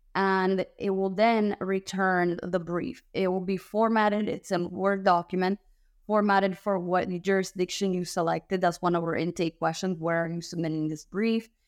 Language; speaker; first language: English; early bilingual, other home language; Spanish